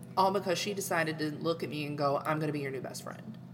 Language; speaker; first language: English; native; English